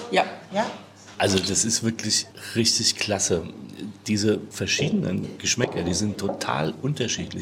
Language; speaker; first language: German; native; German